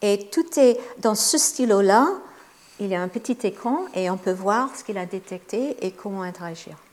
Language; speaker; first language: French; non-native, fluent; English